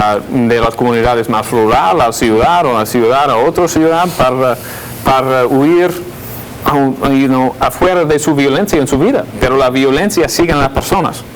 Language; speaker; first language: Spanish; non-native, fluent; English